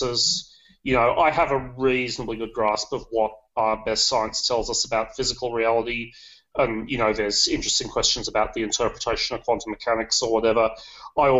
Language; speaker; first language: English; native; English